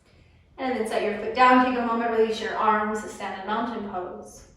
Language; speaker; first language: English; native; English